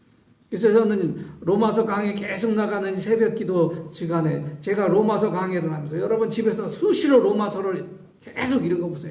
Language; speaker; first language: Korean; native; Korean